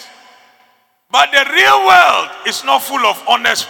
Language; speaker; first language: English; non-native, local second language; Akan